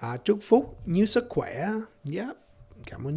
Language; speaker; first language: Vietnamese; non-native, learner; English